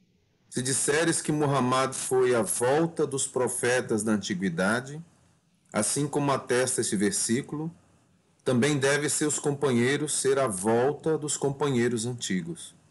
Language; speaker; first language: Portuguese; native; Portuguese